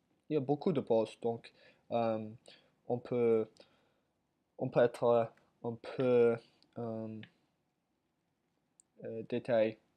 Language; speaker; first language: French; non-native, learner; English